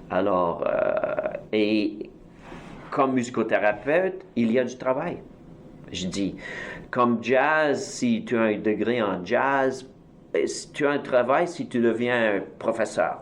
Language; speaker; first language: French; native; French